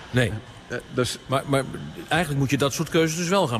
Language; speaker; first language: Dutch; native; Dutch